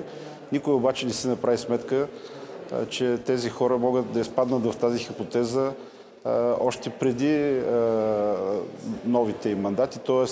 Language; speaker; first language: Bulgarian; native; Bulgarian